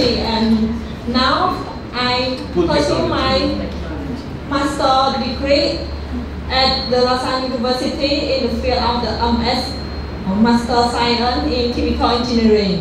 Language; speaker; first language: English; non-native, learner; Khmer